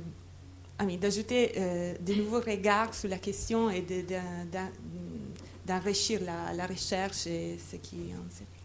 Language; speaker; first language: French; non-native, fluent; Italian